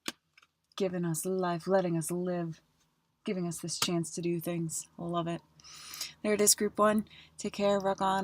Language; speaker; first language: English; native; English